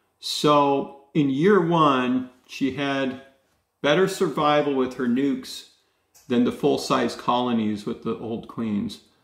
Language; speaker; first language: English; native; English